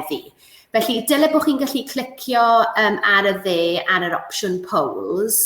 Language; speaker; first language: Welsh; native; Welsh